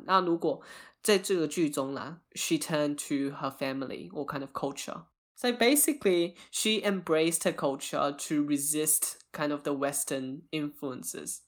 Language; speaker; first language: English; early bilingual, other home language; Chinese